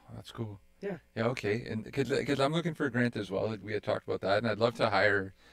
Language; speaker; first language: English; native; English